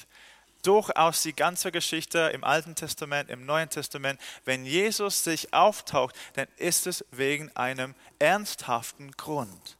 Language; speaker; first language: German; non-native, fluent; English